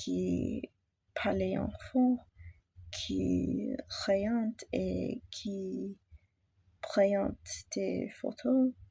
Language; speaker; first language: French; non-native, learner; English